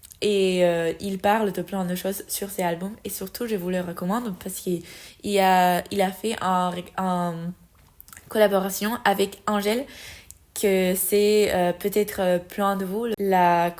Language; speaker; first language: French; non-native, learner; Spanish